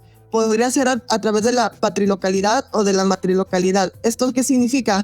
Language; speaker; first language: Spanish; native; Spanish